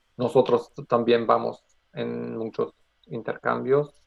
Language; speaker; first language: Spanish; non-native, learner; Macedonian